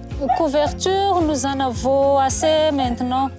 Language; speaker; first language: French; non-native, local second language; Malagasy